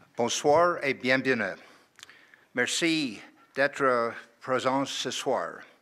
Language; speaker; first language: French; non-native, learner; English